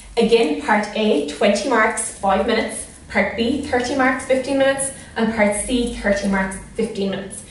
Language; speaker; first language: English; native; English